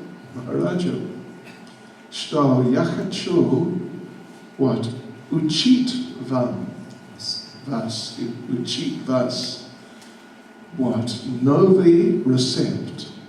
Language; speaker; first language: Russian; non-native, learner; English